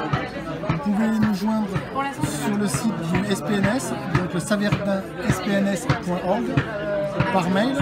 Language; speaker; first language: French; native; French